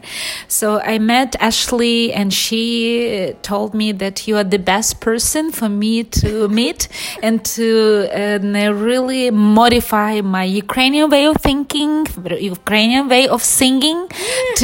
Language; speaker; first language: English; non-native, fluent; Ukrainian